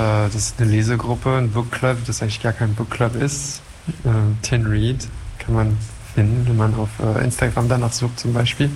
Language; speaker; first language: German; non-native, fluent; French